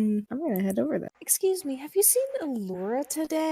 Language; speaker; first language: English; native; English